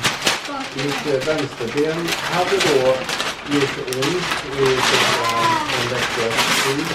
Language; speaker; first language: Swedish; native; Swedish